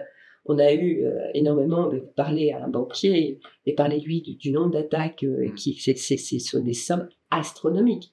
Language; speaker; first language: French; native; French